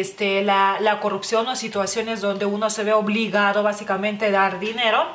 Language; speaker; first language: Spanish; non-native, fluent; Lithuanian